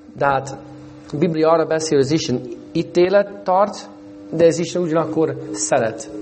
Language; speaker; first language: Hungarian; non-native, fluent; English